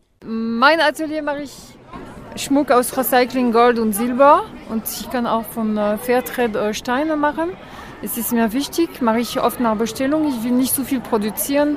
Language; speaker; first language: German; non-native, learner; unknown